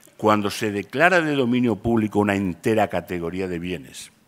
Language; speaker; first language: Spanish; native; Spanish